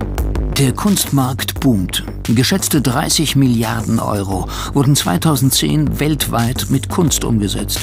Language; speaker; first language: German; native; German